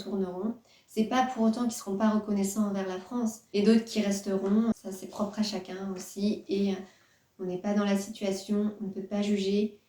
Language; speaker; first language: French; native; French